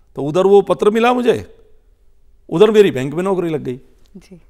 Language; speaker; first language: Hindi; native; Hindi